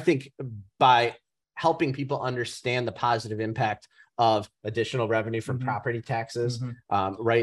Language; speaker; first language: English; native; English